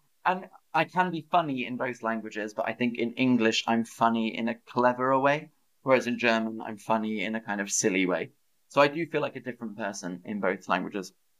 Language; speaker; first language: English; native; English